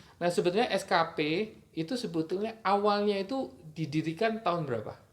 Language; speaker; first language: Indonesian; native; Indonesian